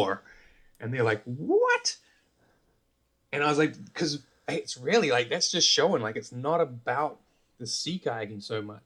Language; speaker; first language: English; native; English